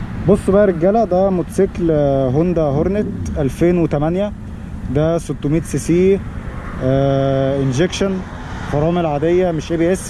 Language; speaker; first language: Arabic; native; Arabic